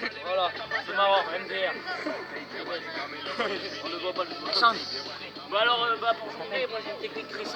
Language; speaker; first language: French; native; French